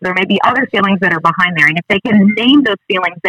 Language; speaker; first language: English; native; English